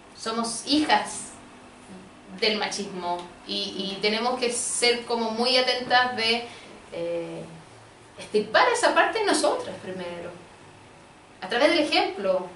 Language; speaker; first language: Spanish; early bilingual, other home language; Portuguese